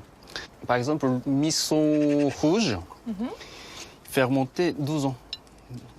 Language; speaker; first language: French; non-native, learner; Japanese